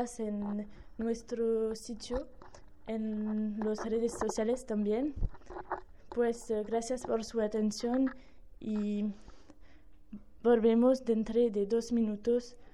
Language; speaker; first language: Spanish; non-native, learner; French